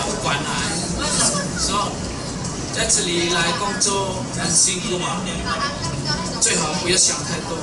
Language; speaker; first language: Chinese; non-native, learner; Indonesian